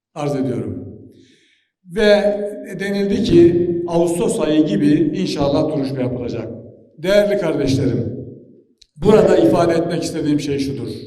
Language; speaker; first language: Turkish; native; Turkish